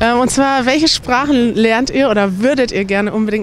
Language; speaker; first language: German; native; German